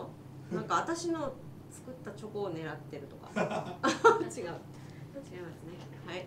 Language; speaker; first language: Japanese; native; Japanese